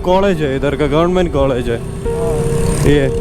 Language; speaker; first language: Hindi; non-native, local second language; Malayalam